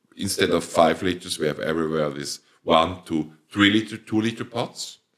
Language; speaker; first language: English; non-native, fluent; German